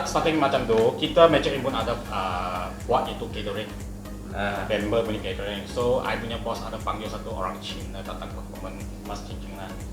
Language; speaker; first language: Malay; non-native, local second language; Chinese